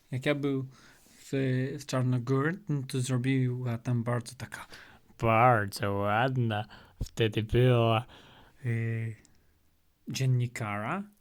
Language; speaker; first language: Polish; non-native, learner; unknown